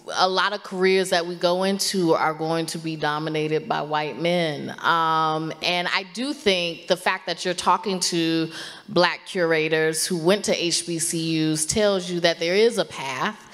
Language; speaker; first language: English; native; English